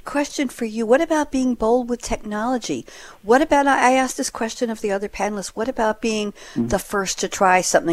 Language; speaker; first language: English; native; English